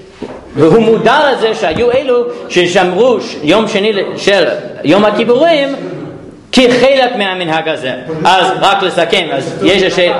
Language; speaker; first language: Hebrew; non-native, fluent; English